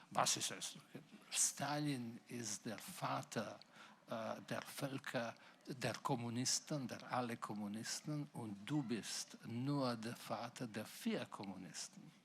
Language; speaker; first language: German; non-native, fluent; Slovenian